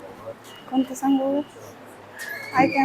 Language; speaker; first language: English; non-native, learner; Marathi